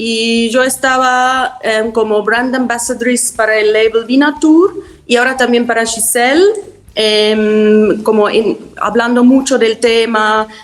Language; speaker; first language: Spanish; non-native, fluent; German